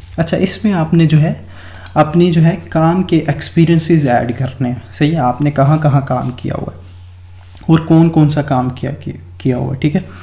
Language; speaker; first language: Urdu; non-native, local second language; Punjabi